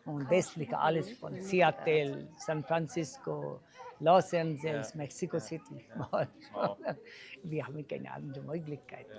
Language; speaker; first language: German; non-native, learner; Bangla